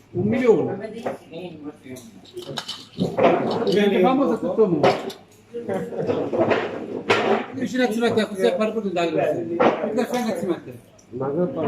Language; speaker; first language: Italian; native; Italian